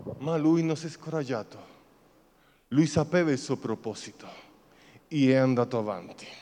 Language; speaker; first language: Italian; non-native, fluent; Spanish